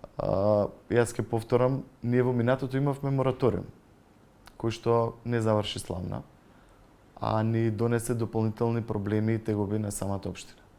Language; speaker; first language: Macedonian; native; Macedonian